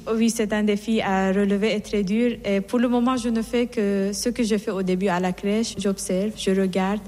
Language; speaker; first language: French; non-native, fluent; Persian